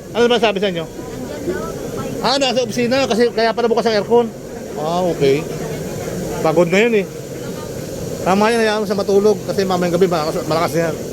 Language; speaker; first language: Filipino; native; Filipino